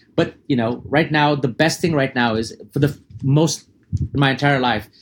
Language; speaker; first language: English; early bilingual, other home language; Arabic